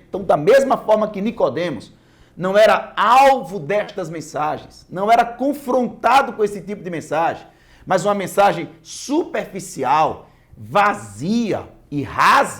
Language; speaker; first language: Portuguese; native; Portuguese